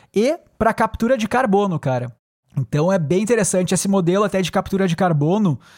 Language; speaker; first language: Portuguese; native; Portuguese